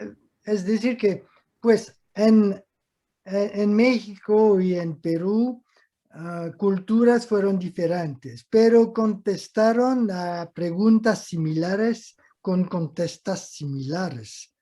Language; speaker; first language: Spanish; non-native, fluent; French